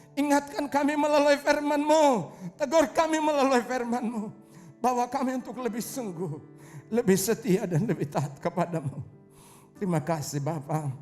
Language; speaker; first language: Indonesian; non-native, local second language; Tetum